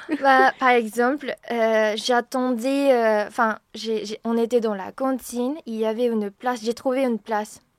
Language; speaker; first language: French; non-native, fluent; Japanese